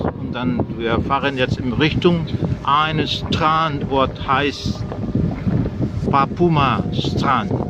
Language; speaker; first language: German; non-native, learner; Indonesian